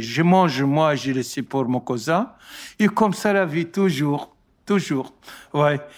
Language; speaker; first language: French; non-native, learner; Arabic